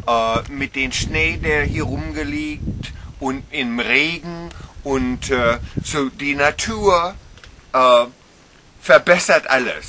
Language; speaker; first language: German; non-native, fluent; English